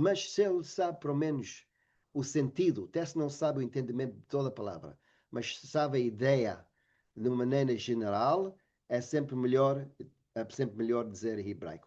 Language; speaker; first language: Portuguese; non-native, fluent; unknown